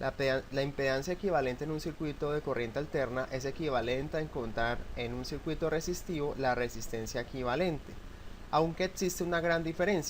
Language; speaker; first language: Spanish; native; Spanish